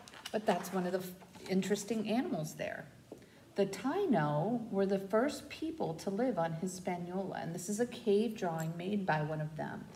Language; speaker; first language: English; native; English